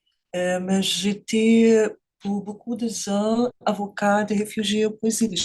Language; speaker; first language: French; non-native, fluent; Portuguese